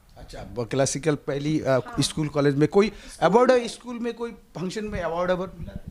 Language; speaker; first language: Hindi; non-native, local second language; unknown